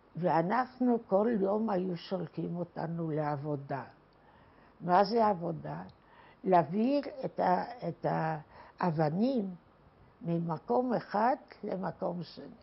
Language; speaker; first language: Hebrew; non-native, fluent; Polish